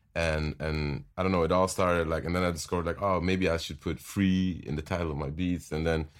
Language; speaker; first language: English; non-native, fluent; Dutch